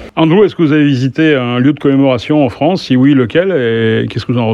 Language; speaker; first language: French; native; French